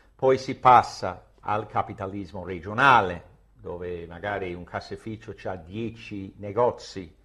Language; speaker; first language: Italian; non-native, fluent; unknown